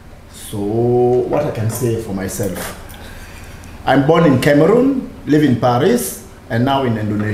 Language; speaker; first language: English; non-native, fluent; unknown